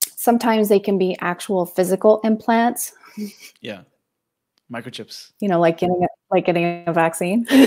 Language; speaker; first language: English; native; English